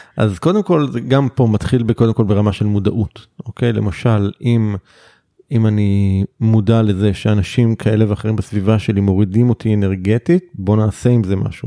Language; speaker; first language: Hebrew; native; Hebrew